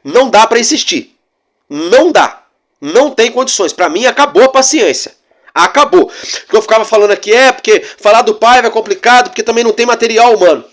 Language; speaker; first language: Portuguese; native; Portuguese